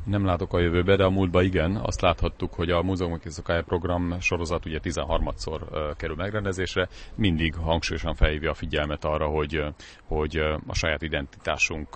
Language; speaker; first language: Hungarian; native; Hungarian